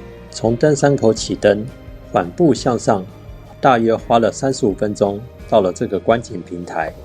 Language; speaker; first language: Chinese; native; Chinese